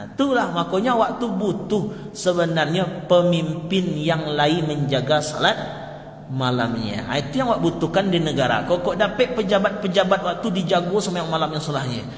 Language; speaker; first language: Malay; non-native, local second language; Minangkabau